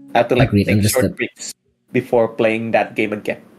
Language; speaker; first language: English; early bilingual, other home language; Indonesian